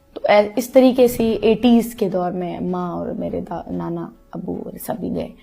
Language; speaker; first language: Urdu; non-native, local second language; Punjabi